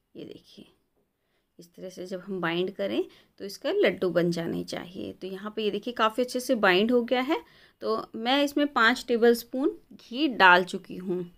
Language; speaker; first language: Hindi; native; Hindi